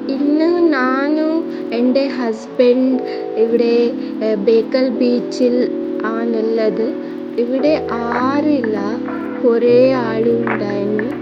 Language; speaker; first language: Malayalam; non-native, learner; Kannada